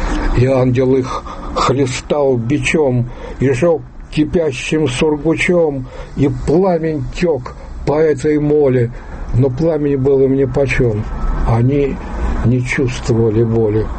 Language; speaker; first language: Russian; native; Russian